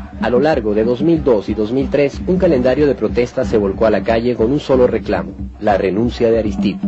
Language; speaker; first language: Spanish; native; Spanish